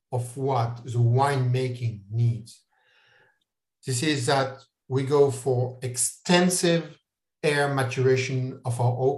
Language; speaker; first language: English; non-native, fluent; French